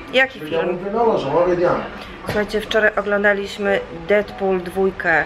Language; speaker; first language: Polish; native; Polish